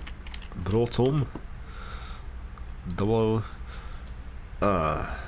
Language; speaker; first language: Swedish; non-native, learner; English